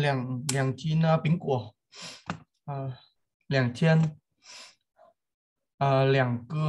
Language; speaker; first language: Chinese; non-native, learner; Vietnamese